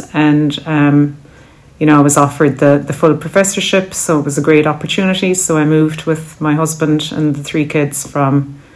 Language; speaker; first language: English; native; English